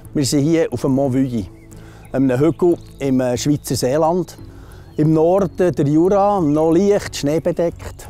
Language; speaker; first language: German; native; German